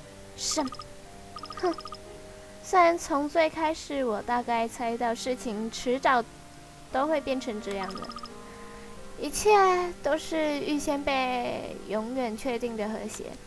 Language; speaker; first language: Chinese; native; Chinese